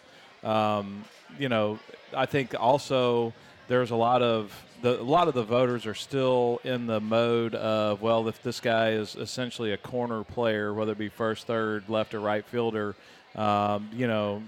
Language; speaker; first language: English; native; English